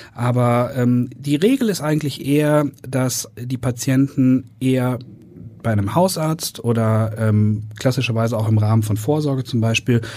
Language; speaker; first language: German; native; German